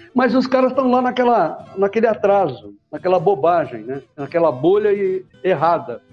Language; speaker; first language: Portuguese; native; Portuguese